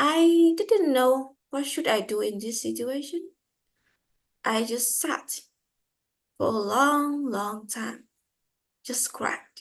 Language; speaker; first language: English; non-native, learner; Vietnamese